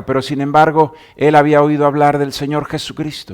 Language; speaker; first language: Spanish; native; Spanish